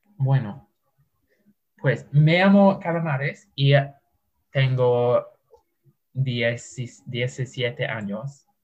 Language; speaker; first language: Spanish; non-native, learner; English